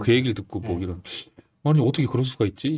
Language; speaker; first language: Korean; native; Korean